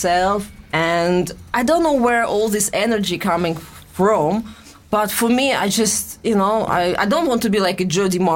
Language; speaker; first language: English; non-native, fluent; Russian